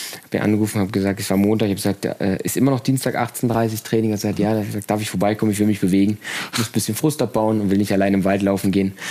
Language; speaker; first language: German; native; German